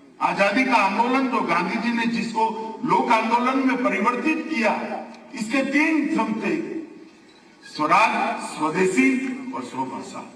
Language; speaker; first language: Hindi; non-native, local second language; Gujarati